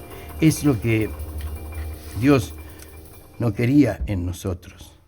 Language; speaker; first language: Spanish; native; Spanish